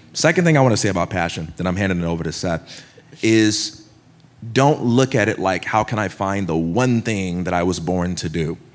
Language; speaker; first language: English; native; English